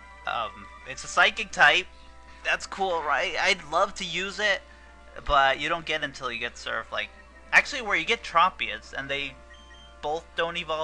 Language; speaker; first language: English; native; English